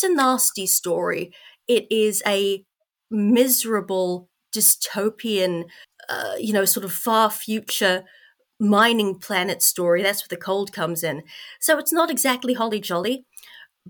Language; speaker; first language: English; native; English